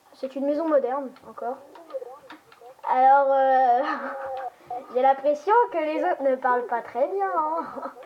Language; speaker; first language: French; native; French